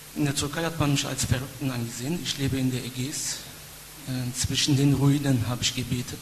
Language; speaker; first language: German; non-native, fluent; Turkish